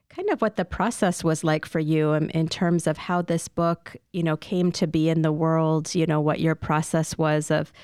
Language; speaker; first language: English; native; English